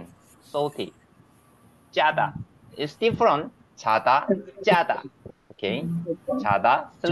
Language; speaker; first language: English; non-native, learner; Korean